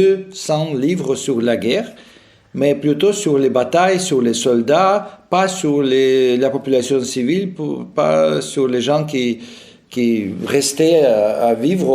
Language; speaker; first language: French; non-native, fluent; Russian